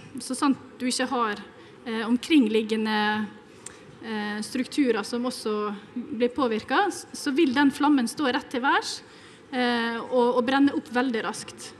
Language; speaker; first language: Norwegian; native; Norwegian